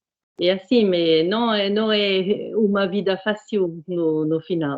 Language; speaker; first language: Portuguese; non-native, fluent; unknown